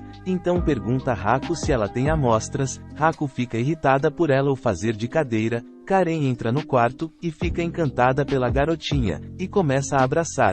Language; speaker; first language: Portuguese; native; Portuguese